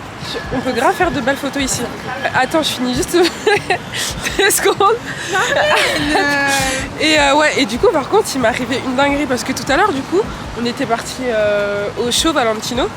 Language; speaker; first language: French; native; French